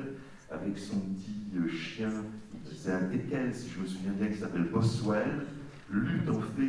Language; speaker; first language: French; native; French